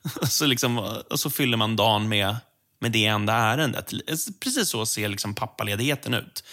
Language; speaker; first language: Swedish; native; Swedish